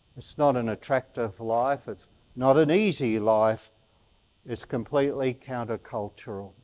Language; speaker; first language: English; native; English